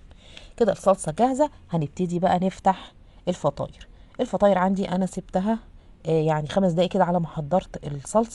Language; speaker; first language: Arabic; native; Arabic